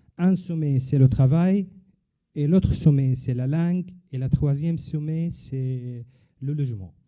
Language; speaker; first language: French; non-native, learner; Arabic